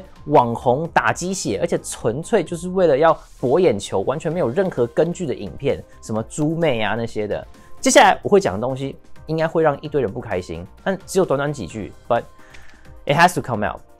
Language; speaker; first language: Chinese; native; Chinese